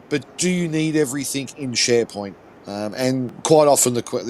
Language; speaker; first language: English; native; English